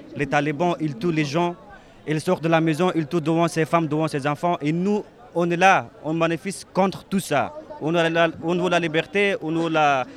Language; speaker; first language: French; non-native, learner; Pashto